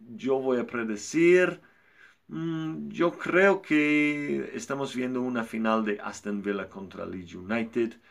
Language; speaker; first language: Spanish; non-native, fluent; English